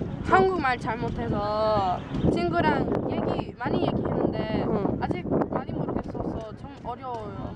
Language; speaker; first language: Korean; non-native, learner; English